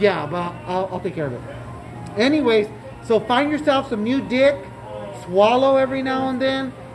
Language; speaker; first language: English; early bilingual, other home language; Spanish